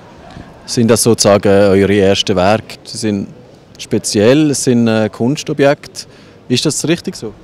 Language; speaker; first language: German; native; German